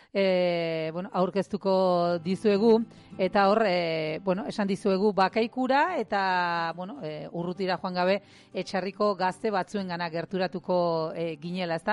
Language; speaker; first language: Basque; native; Basque